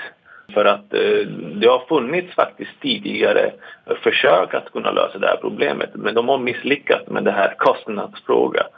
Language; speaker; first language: Swedish; non-native, fluent; Italian